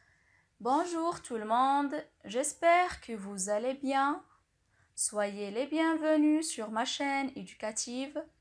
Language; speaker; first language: French; non-native, local second language; Arabic